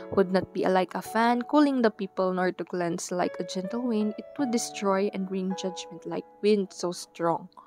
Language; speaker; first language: English; non-native, local second language; Iloko